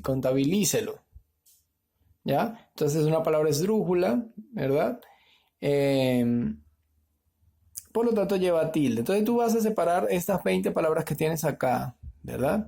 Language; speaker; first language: Spanish; native; Spanish